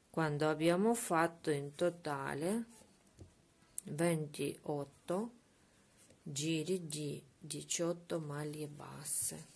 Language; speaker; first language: Italian; non-native, learner; Russian